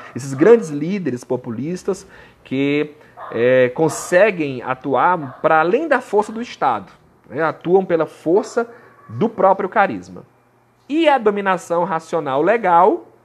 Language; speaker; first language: Portuguese; native; Portuguese